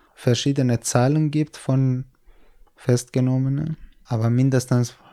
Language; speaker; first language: German; non-native, fluent; Persian